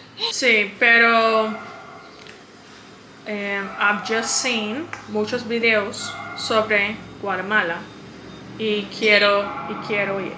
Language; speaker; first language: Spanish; non-native, learner; English